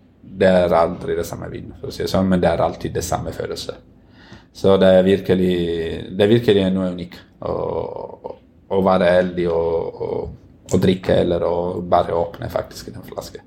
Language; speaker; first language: Norwegian; non-native, fluent; Italian